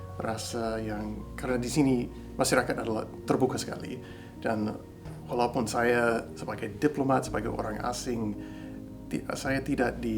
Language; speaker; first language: Indonesian; non-native, fluent; English